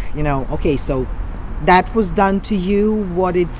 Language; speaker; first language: English; non-native, fluent; Serbian